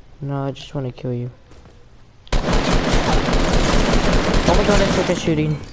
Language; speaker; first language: English; native; English